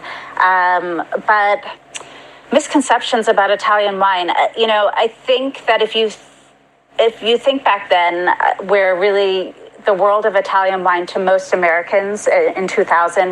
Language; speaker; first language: English; native; English